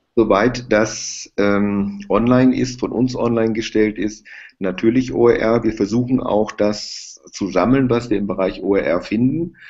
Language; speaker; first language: German; native; German